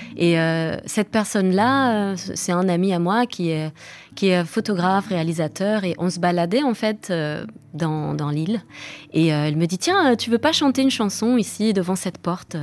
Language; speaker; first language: French; non-native, fluent; Catalan